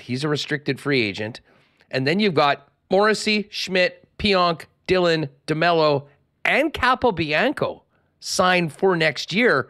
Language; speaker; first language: English; native; English